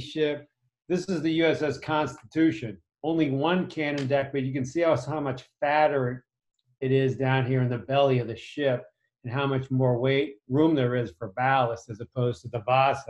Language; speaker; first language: English; native; English